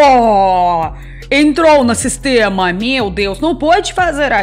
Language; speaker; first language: Portuguese; non-native, learner; Russian